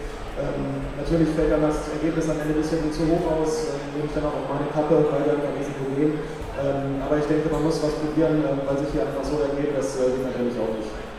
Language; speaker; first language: German; native; German